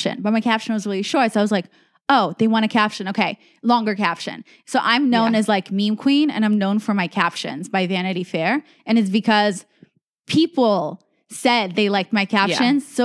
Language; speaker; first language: English; native; English